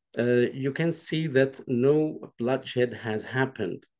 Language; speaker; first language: English; non-native, fluent; Arabic